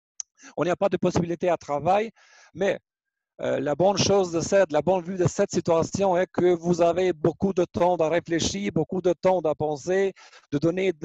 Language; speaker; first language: French; non-native, learner; Albanian